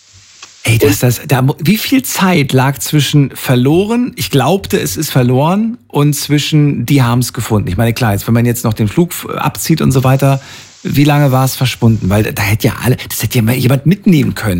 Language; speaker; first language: German; native; German